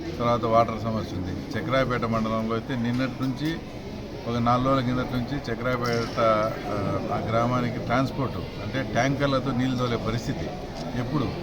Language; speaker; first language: Telugu; native; Telugu